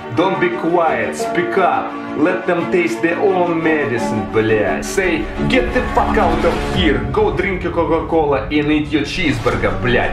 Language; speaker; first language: English; non-native, fluent; Russian